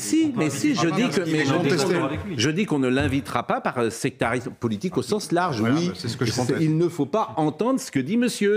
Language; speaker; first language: French; native; French